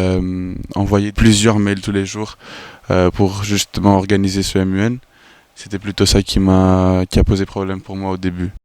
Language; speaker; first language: French; non-native, fluent; Greek